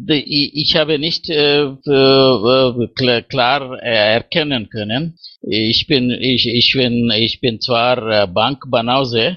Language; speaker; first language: German; non-native, fluent; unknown